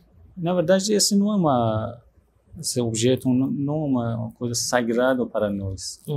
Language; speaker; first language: Portuguese; non-native, learner; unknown